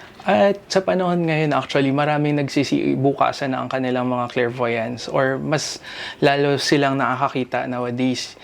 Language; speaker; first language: Filipino; native; Filipino